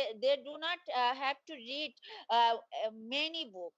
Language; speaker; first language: English; non-native, learner; Bangla